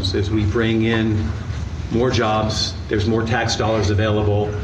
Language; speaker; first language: English; native; English